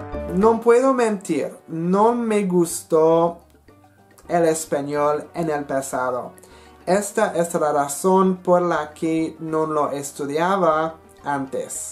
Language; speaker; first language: Spanish; non-native, learner; English